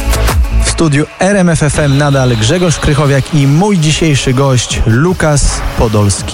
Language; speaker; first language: Polish; native; Polish